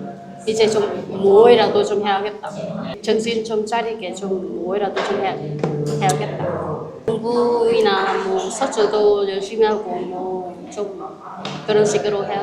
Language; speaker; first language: Korean; non-native, learner; Vietnamese